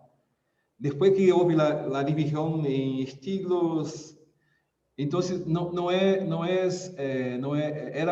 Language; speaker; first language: Spanish; non-native, local second language; Portuguese